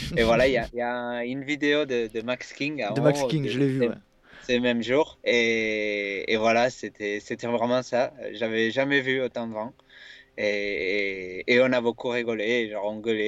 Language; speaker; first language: French; non-native, fluent; Spanish